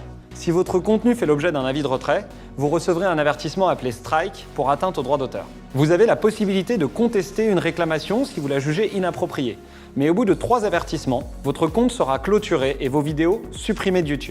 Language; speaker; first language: French; native; French